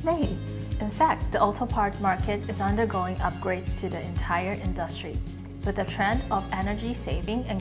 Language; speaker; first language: English; non-native, fluent; Chinese